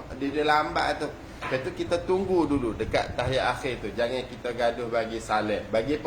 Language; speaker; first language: Malay; native; Malay